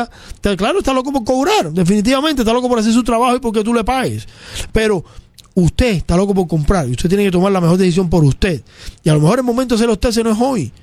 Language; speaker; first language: Spanish; native; Spanish